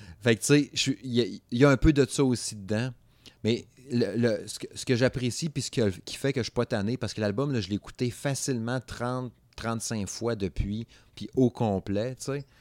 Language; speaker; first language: French; native; French